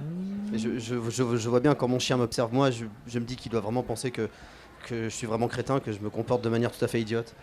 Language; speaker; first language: French; native; French